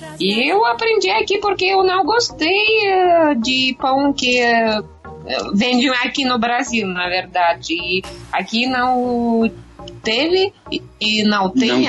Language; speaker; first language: Portuguese; non-native, learner; Russian